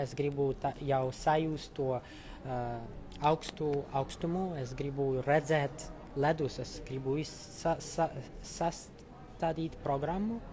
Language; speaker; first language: Latvian; non-native, local second language; Russian